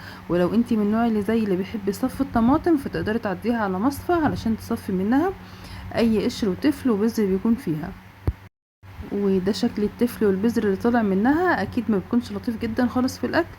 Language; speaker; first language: Arabic; native; Arabic